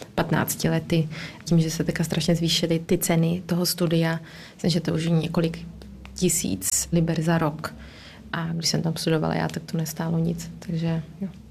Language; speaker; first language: Czech; early bilingual, heritage; Czech